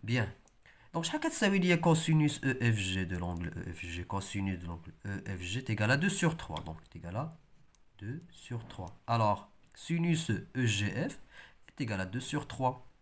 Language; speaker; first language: French; non-native, local second language; Arabic